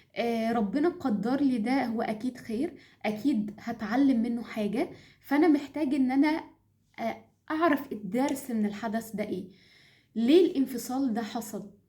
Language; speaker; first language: Arabic; native; Arabic